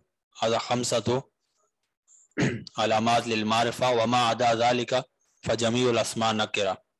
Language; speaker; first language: Arabic; non-native, fluent; Urdu